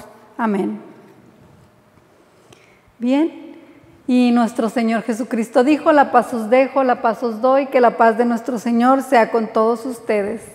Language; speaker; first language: Spanish; native; Spanish